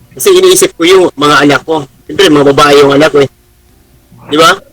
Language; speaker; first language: Filipino; native; Filipino